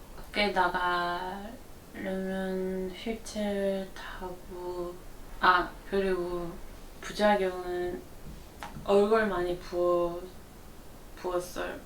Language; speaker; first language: Korean; non-native, learner; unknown